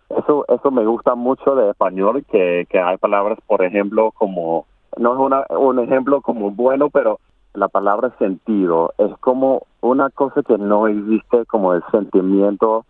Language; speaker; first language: Spanish; non-native, learner; English